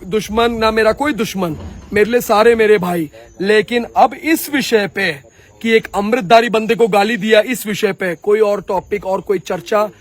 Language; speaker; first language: Hindi; non-native, local second language; Punjabi